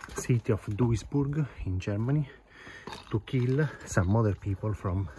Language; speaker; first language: English; non-native, fluent; Italian